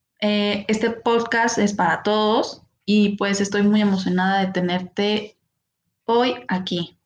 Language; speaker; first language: Spanish; native; Spanish